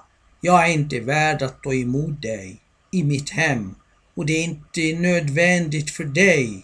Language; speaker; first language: Swedish; non-native, fluent; Arabic